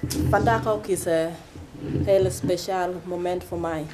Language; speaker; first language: Dutch; non-native, fluent; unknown